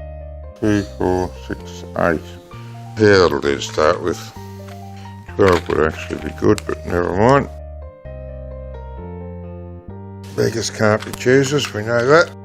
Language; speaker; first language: English; native; English